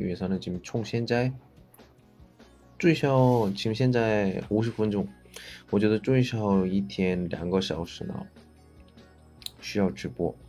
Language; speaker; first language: Chinese; non-native, learner; Korean